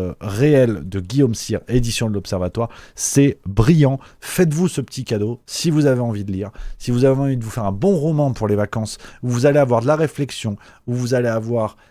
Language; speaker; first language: French; native; French